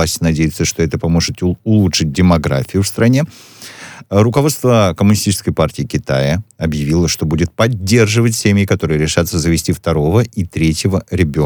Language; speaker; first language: Russian; native; Russian